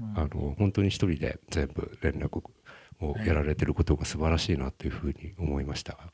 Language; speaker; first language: Japanese; native; Japanese